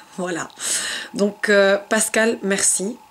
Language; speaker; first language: French; native; French